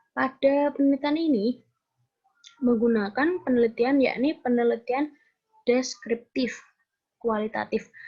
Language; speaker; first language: Indonesian; native; Indonesian